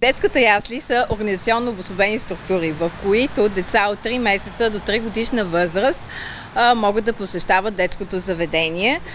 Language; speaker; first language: Bulgarian; native; Bulgarian